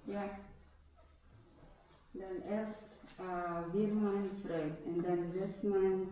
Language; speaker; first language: Dutch; non-native, learner; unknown